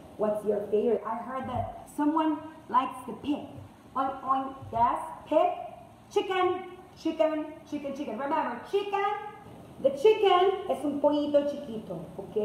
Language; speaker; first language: English; non-native, fluent; Spanish